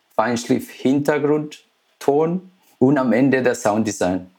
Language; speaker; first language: German; non-native, fluent; Spanish